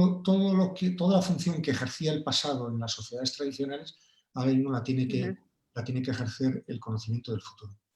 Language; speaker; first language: Spanish; native; Spanish